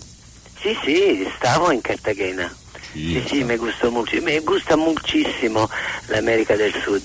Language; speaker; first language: Spanish; non-native, learner; Italian